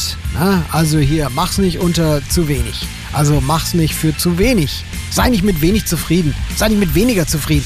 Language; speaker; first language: German; native; German